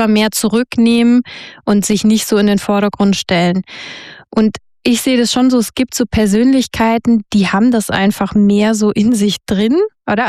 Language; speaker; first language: German; native; German